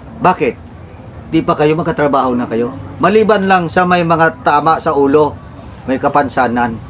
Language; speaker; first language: Filipino; non-native, local second language; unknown